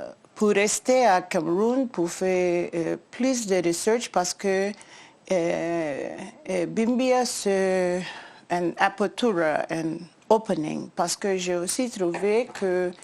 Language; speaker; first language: French; non-native, learner; English